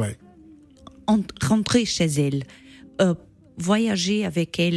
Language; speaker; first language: French; non-native, learner; Portuguese